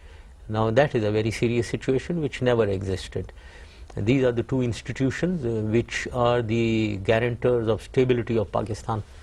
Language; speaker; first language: English; non-native, local second language; Urdu